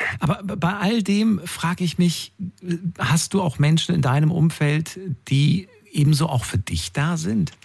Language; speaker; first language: German; native; German